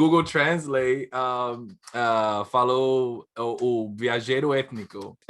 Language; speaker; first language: Portuguese; non-native, learner; English